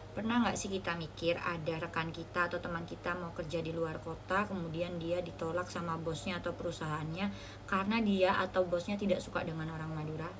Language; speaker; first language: Indonesian; non-native, local second language; Madurese